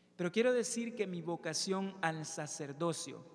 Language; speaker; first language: Spanish; native; Spanish